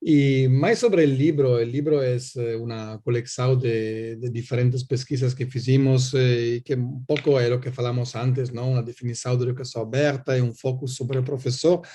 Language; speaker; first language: Portuguese; non-native, learner; Italian